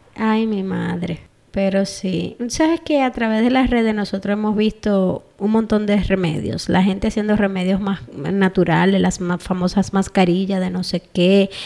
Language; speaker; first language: Spanish; native; Spanish